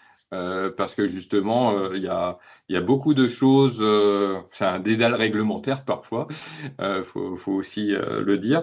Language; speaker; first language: French; native; French